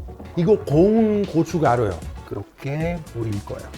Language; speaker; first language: Korean; non-native, fluent; Italian